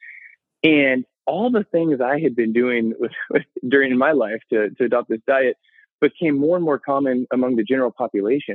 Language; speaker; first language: English; native; English